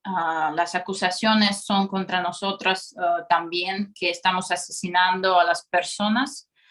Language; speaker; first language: Spanish; non-native, fluent; Russian